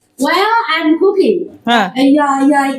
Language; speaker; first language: English; non-native, learner; Chinese